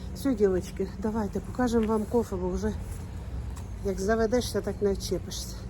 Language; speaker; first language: Ukrainian; native; Ukrainian